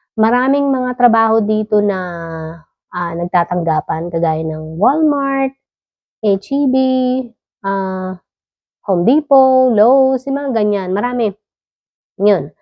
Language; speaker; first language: Filipino; native; Filipino